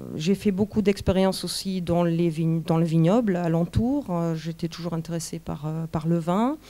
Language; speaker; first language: French; non-native, fluent; German